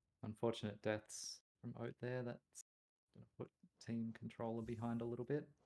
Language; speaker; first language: English; native; English